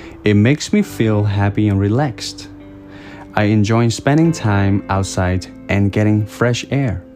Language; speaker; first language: English; non-native, fluent; Burmese